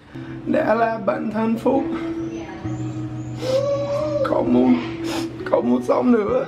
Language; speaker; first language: Vietnamese; non-native, learner; English